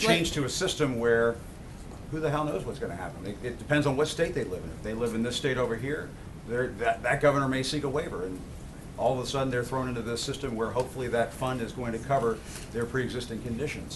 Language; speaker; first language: English; native; English